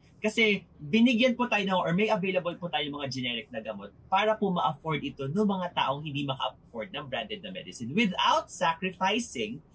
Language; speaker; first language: Filipino; native; Filipino